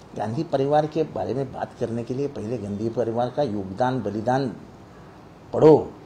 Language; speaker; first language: Hindi; non-native, local second language; Marathi